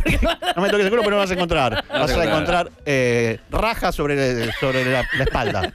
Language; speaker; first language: Spanish; native; Spanish